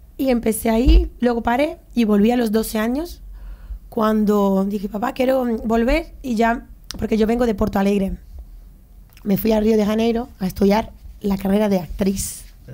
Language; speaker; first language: Spanish; non-native, fluent; Portuguese